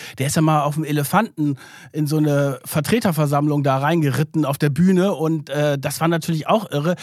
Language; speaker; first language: German; early bilingual, other home language; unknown